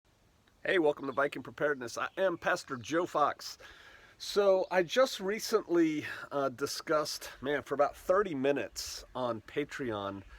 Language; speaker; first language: English; native; English